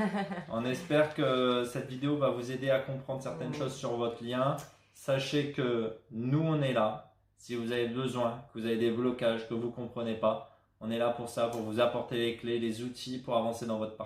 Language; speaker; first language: French; native; French